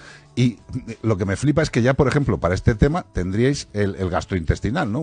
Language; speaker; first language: Spanish; native; Spanish